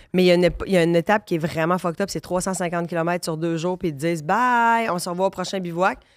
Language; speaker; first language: French; native; French